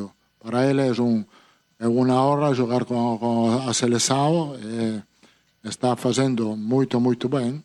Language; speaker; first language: Portuguese; non-native, fluent; Italian